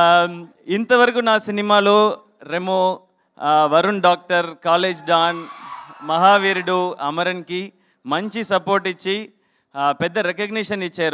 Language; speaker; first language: Telugu; non-native, learner; Tamil